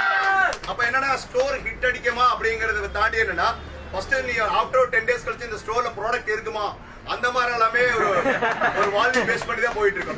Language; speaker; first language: Tamil; native; Tamil